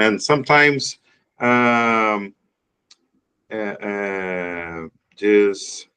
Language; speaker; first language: English; non-native, learner; Portuguese